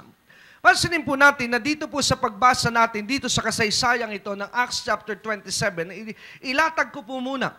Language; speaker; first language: Filipino; native; Filipino